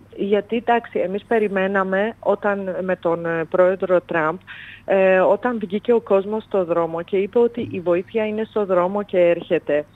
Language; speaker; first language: Greek; non-native, fluent; Persian